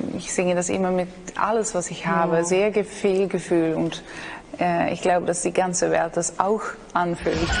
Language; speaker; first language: German; non-native, learner; Dutch